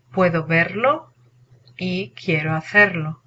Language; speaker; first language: Spanish; non-native, learner; English